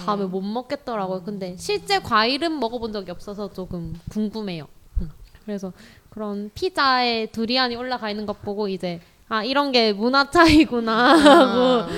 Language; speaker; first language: Korean; native; Korean